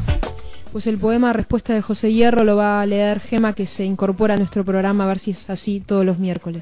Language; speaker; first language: Spanish; native; Spanish